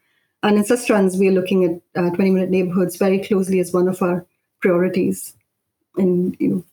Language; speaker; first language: English; non-native, local second language; Malayalam